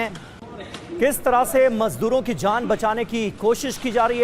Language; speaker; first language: Hindi; native; Hindi